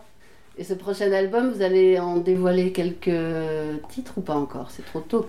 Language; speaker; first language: French; native; French